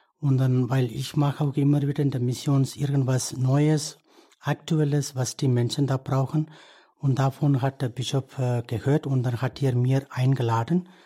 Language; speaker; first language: German; non-native, learner; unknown